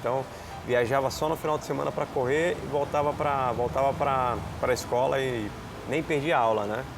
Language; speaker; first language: Portuguese; native; Portuguese